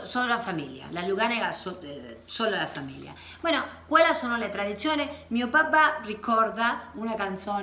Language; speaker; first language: Italian; non-native, learner; Spanish